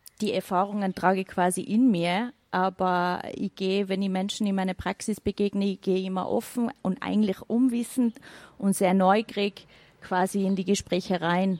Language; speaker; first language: German; non-native, fluent; Persian